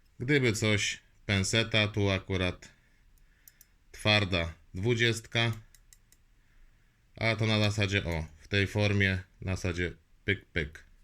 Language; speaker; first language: Polish; native; Polish